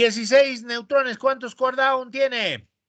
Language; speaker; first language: Spanish; native; Spanish